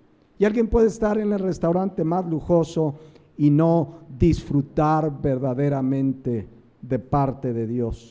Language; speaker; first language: Spanish; native; Spanish